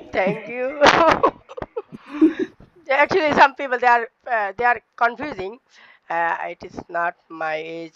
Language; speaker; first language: English; non-native, learner; Bangla